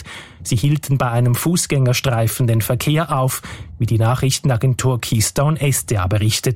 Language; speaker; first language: German; native; German